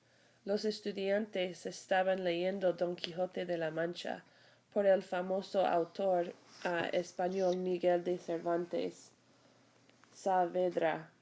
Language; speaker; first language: Spanish; non-native, fluent; English